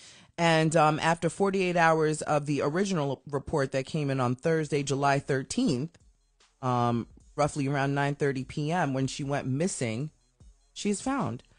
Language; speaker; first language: English; native; English